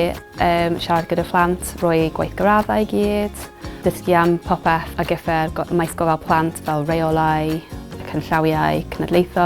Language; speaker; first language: Welsh; non-native, learner; English